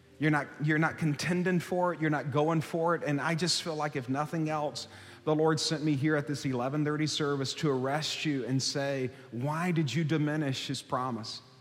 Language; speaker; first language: English; native; English